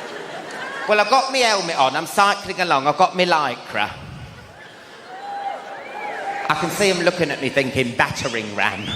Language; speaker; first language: English; native; English